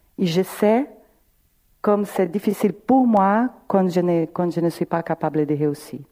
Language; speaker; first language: French; non-native, fluent; Portuguese